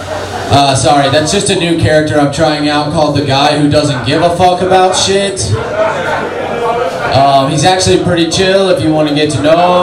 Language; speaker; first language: English; native; English